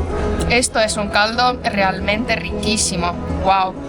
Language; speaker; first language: Spanish; non-native, fluent; Portuguese